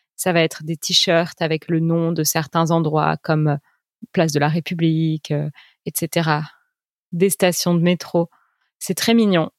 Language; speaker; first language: French; native; French